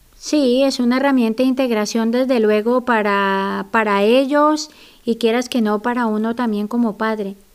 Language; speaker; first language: Spanish; native; Spanish